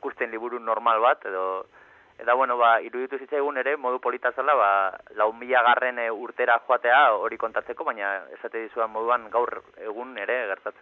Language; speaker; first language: Basque; non-native, local second language; Spanish